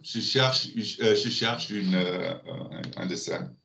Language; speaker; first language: French; non-native, learner; German